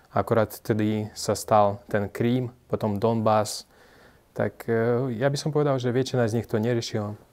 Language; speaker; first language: Slovak; non-native, fluent; Russian